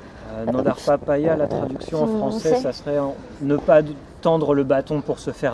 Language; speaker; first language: French; native; French